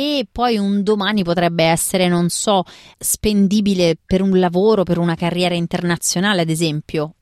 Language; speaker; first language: Italian; native; Italian